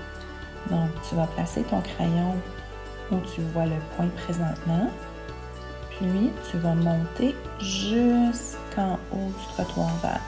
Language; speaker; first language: French; native; French